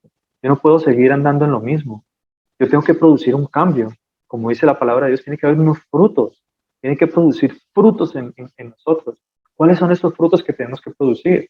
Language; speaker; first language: Spanish; native; Spanish